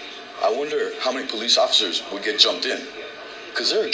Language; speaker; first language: English; native; English